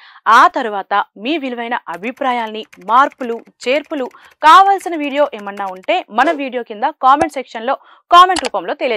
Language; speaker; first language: Telugu; native; Telugu